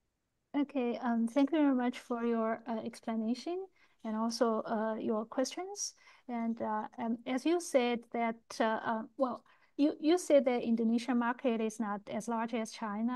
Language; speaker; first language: English; non-native, fluent; Chinese